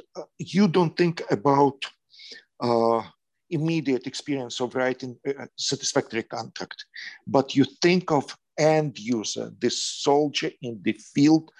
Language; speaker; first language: English; non-native, fluent; Ukrainian